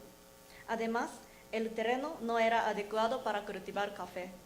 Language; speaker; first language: Spanish; non-native, learner; Japanese